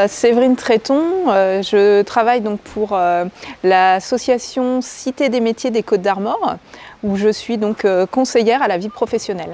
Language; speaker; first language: French; native; French